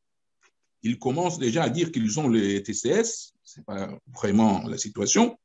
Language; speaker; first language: French; non-native, fluent; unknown